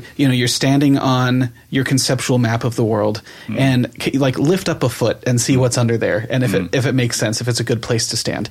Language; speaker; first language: English; native; English